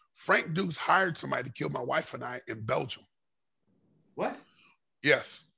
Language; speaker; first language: English; native; English